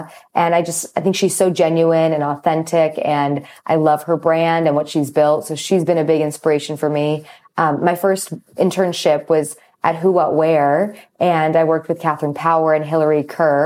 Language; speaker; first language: English; native; English